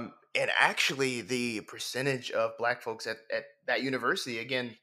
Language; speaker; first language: English; native; English